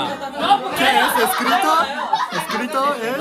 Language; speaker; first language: Spanish; non-native, learner; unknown